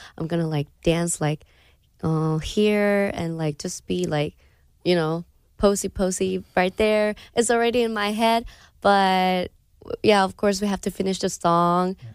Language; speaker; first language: English; non-native, fluent; Thai